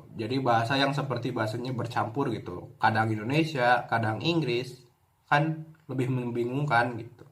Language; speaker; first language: Indonesian; native; Indonesian